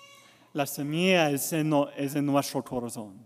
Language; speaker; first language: Spanish; non-native, learner; English